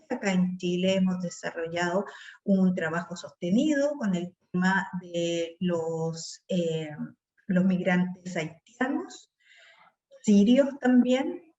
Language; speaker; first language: Spanish; native; Spanish